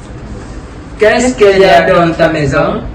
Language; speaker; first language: French; non-native, learner; Malay